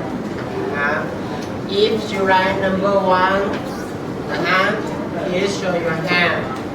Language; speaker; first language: English; non-native, learner; Thai